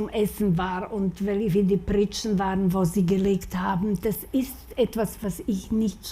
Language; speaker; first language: German; non-native, fluent; Slovak